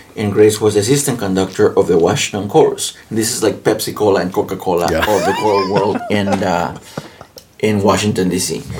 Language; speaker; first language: English; non-native, fluent; Spanish